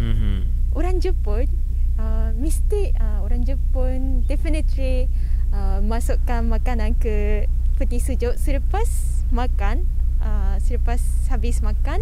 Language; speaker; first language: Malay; non-native, fluent; Japanese